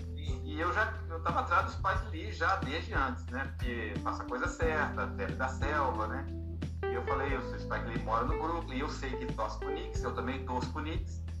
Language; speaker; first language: Portuguese; native; Portuguese